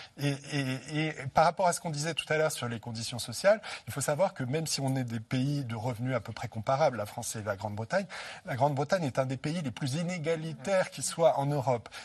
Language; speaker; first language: French; native; French